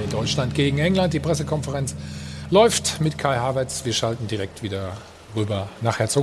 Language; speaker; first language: German; native; German